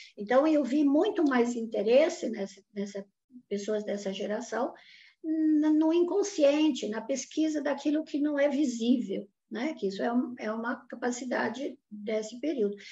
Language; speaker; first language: Portuguese; non-native, fluent; Italian